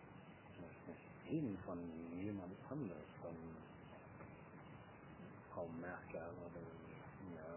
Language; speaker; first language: German; non-native, learner; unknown